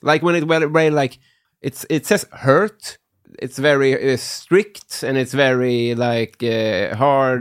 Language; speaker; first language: English; non-native, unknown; Swedish